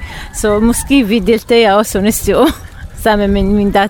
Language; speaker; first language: Danish; non-native, learner; Arabic